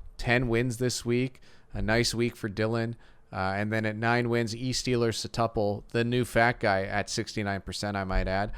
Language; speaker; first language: English; native; English